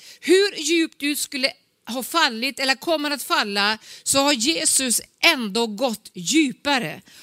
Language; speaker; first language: Swedish; native; Swedish